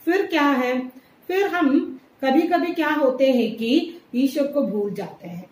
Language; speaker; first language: Hindi; non-native, local second language; Malayalam